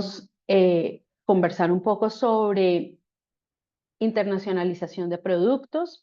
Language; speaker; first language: Spanish; native; Spanish